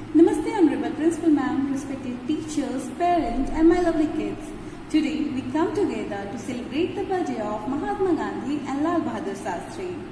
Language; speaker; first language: English; non-native, local second language; Hindi